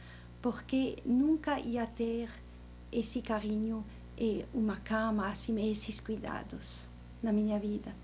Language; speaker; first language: Portuguese; non-native, fluent; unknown